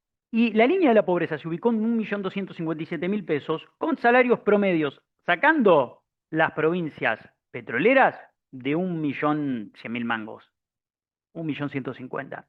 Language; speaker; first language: Spanish; native; Spanish